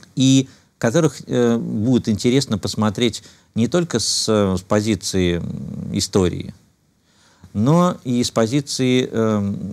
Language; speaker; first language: Russian; native; Russian